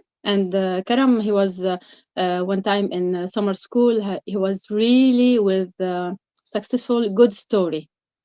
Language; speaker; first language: English; non-native, learner; Arabic